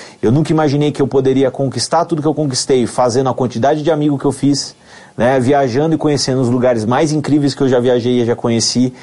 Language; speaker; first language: Portuguese; native; Portuguese